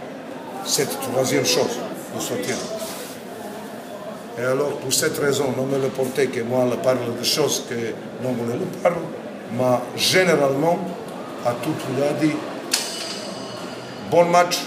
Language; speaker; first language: French; non-native, learner; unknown